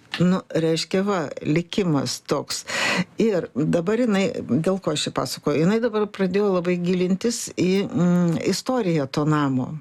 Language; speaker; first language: Lithuanian; early bilingual, heritage; Lithuanian